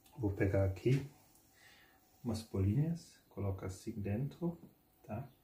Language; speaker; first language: Portuguese; non-native, fluent; German